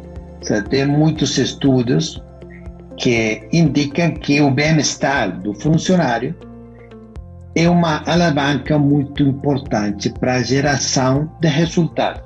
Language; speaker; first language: Portuguese; non-native, fluent; Spanish